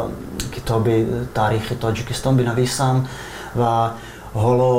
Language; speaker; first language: Persian; non-native, fluent; Czech